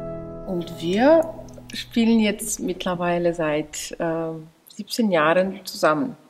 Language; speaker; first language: German; non-native, fluent; Georgian